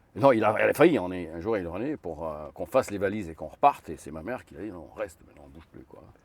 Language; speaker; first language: French; non-native, fluent; Arabic